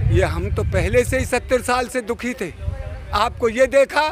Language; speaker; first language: Hindi; native; Hindi